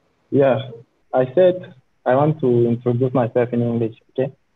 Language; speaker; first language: English; non-native, local second language; French